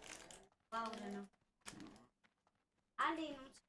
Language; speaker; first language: Danish; early bilingual, other home language; Vietnamese